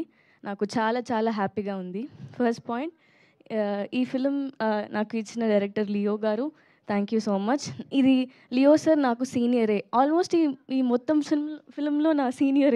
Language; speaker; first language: Telugu; non-native, local second language; Tamil